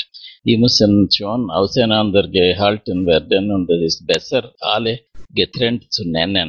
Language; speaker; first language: German; non-native, learner; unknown